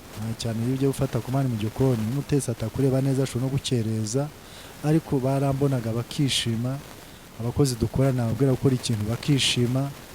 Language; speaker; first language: Kinyarwanda; early bilingual, heritage; Kinyarwanda